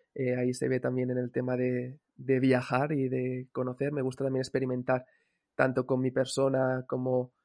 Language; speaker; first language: Spanish; native; Spanish